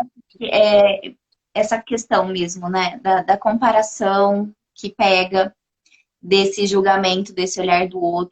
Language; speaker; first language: Portuguese; native; Portuguese